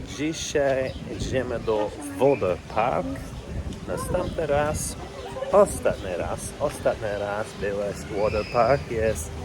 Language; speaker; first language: Polish; non-native, learner; English